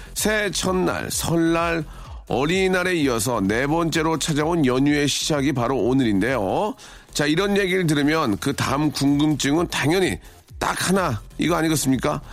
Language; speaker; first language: Korean; native; Korean